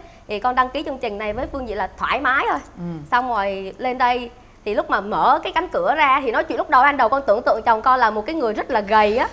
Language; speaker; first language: Vietnamese; native; Vietnamese